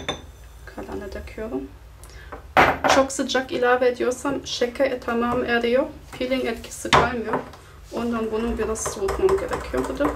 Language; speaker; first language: Turkish; non-native, fluent; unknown